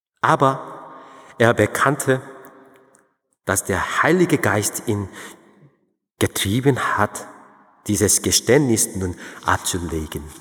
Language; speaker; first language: German; non-native, fluent; Korean